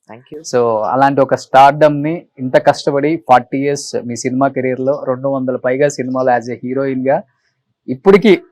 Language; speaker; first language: Telugu; native; Telugu